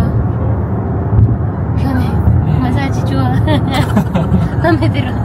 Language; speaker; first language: Korean; non-native, learner; Filipino